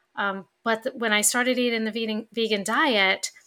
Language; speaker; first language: English; native; English